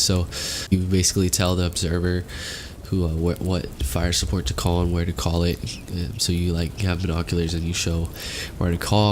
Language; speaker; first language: English; native; English